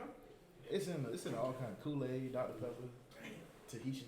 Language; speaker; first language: English; native; English